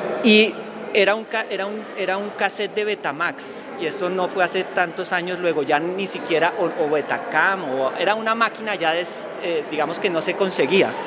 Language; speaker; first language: Spanish; native; Spanish